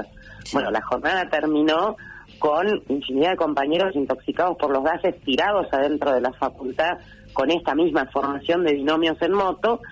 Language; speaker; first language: Spanish; native; Spanish